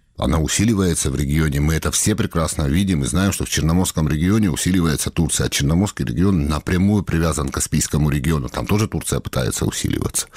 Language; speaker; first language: Russian; non-native, local second language; Georgian